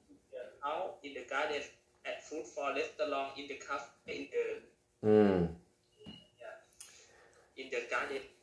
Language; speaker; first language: English; non-native, learner; Thai